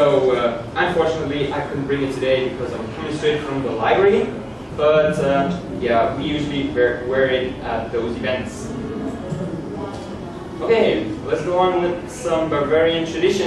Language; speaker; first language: English; non-native, fluent; German